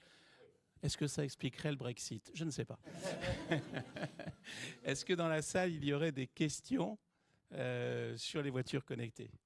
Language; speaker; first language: French; native; French